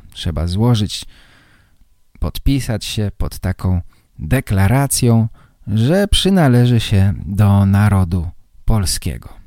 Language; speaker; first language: Polish; native; Polish